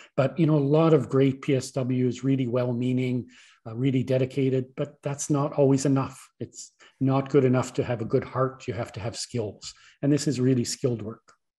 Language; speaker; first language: English; native; English